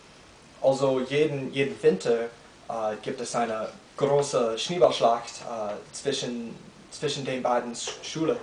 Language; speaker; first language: German; non-native, learner; English